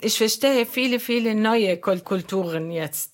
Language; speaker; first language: German; non-native, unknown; Arabic